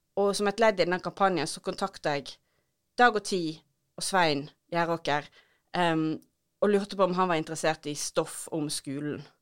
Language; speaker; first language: Norwegian; native; Norwegian